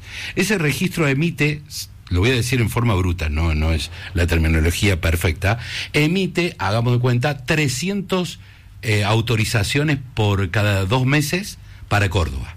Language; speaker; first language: Spanish; native; Spanish